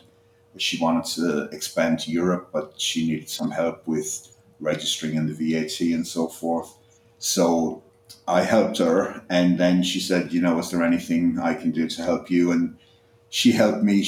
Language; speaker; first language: English; native; English